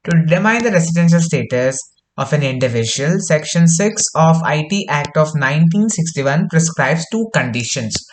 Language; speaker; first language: English; non-native, local second language; Kannada